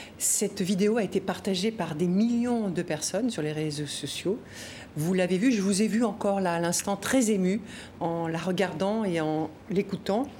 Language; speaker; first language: French; native; French